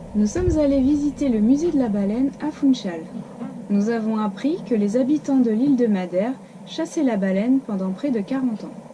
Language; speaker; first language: French; native; French